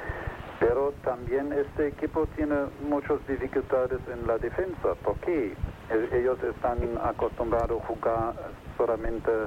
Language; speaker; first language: Spanish; non-native, fluent; German